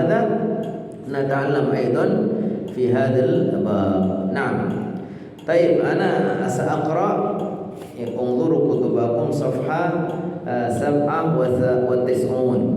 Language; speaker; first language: Arabic; non-native, fluent; Indonesian